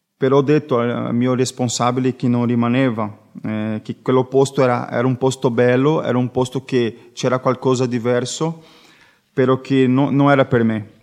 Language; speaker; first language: Italian; non-native, learner; Portuguese